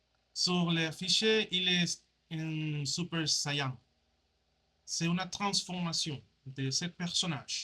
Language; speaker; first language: French; non-native, learner; Spanish